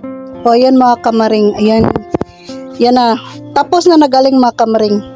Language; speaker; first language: Filipino; non-native, local second language; Hiligaynon